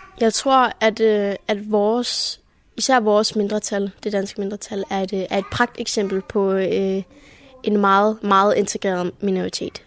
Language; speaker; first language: Danish; early bilingual, heritage; Danish